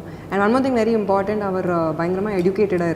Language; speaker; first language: Tamil; non-native, local second language; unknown